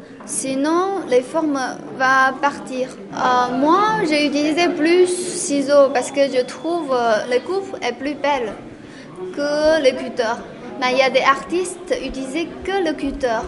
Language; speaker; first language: French; non-native, fluent; Chinese